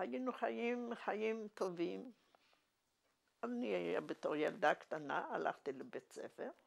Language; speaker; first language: Hebrew; non-native, fluent; Yiddish